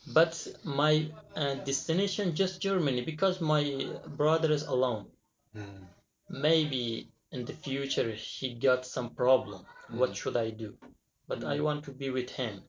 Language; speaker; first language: English; non-native, learner; Persian